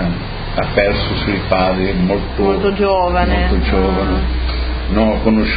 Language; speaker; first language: Italian; early bilingual, heritage; Portuguese